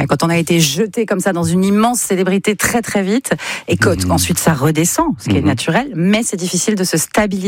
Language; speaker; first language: French; native; French